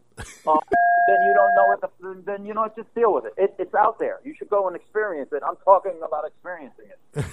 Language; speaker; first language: English; native; English